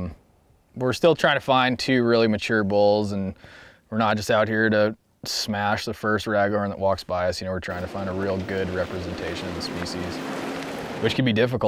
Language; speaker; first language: English; native; English